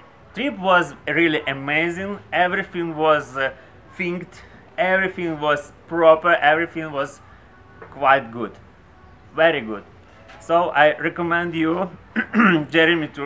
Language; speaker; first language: English; non-native, learner; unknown